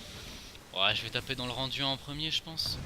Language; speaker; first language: French; native; French